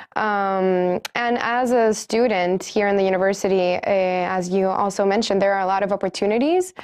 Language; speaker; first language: English; non-native, fluent; Spanish